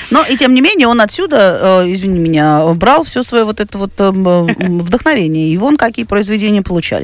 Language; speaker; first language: Russian; native; Russian